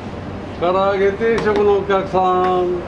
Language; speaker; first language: Japanese; native; Japanese